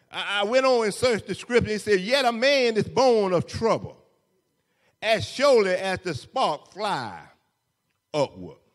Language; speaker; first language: English; native; English